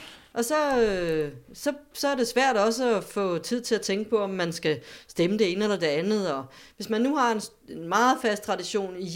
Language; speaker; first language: Danish; native; Danish